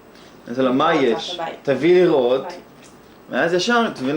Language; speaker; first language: Hebrew; native; Hebrew